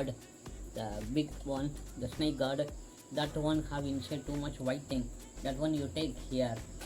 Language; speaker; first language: English; non-native, local second language; Tamil